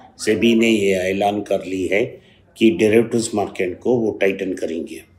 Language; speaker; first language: Hindi; non-native, local second language; Tamil